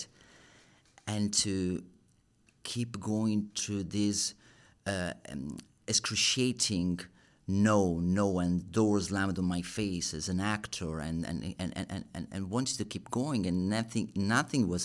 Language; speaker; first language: English; non-native, fluent; Italian